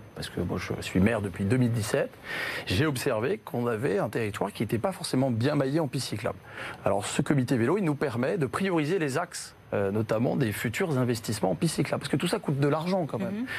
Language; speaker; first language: French; native; French